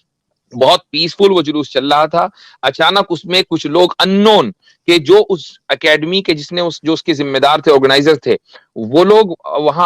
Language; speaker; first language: Hindi; native; Hindi